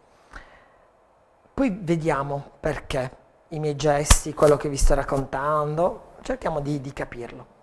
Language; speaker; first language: Italian; native; Italian